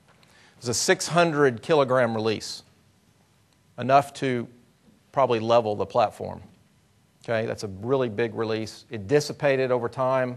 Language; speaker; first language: English; native; English